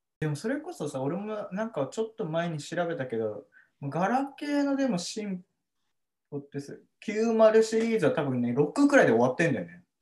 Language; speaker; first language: Japanese; native; Japanese